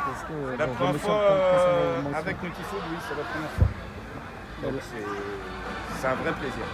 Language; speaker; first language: French; native; French